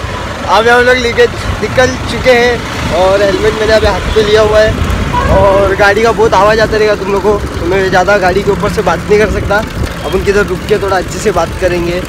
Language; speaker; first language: Hindi; non-native, local second language; Marathi